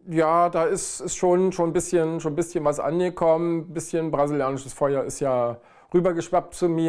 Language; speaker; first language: German; native; German